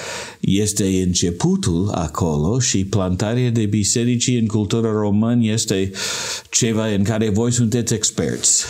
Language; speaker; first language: Romanian; non-native, learner; English